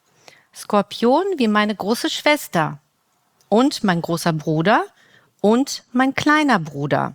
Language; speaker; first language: German; native; German